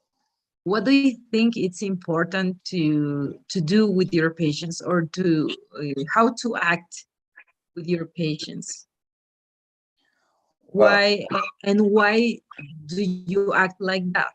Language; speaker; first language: English; non-native, fluent; Spanish